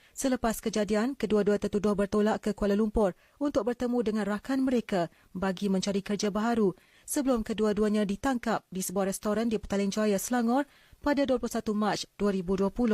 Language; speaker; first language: Malay; native; Malay